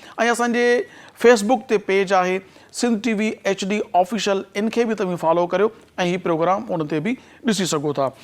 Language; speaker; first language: Sindhi; native; Sindhi